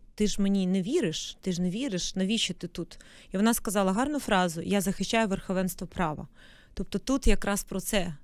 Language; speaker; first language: Ukrainian; non-native, local second language; Russian